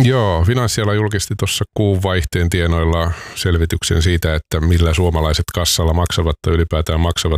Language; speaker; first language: Finnish; native; Finnish